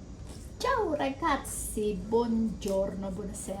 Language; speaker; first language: Italian; non-native, learner; Filipino